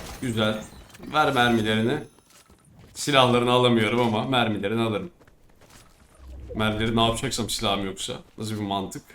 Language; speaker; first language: Turkish; native; Turkish